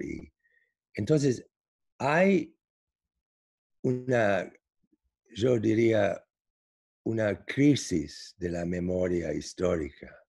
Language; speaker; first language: Spanish; non-native, fluent; English